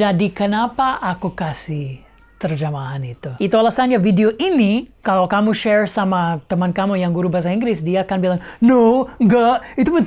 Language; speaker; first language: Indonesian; non-native, fluent; English